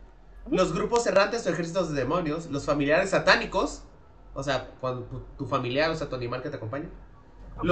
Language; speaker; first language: Spanish; native; Spanish